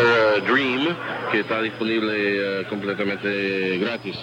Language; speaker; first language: Spanish; non-native, fluent; English